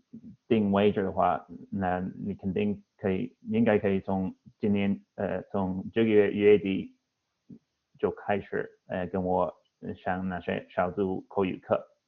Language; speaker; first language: Chinese; non-native, fluent; English